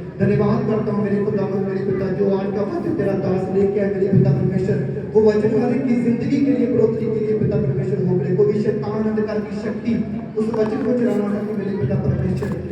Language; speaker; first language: Urdu; non-native, local second language; Punjabi